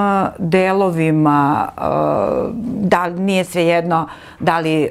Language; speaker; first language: Serbian; native; Serbian